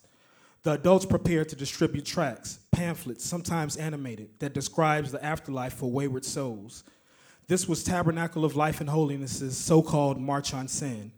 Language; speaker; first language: English; native; English